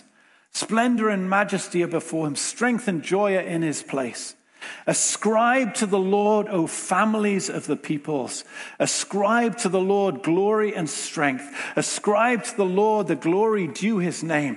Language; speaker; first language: English; native; English